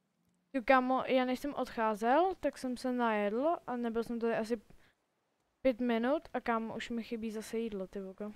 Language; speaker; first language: Czech; native; Czech